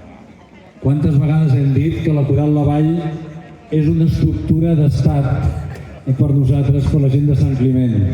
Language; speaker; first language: Catalan; native; Catalan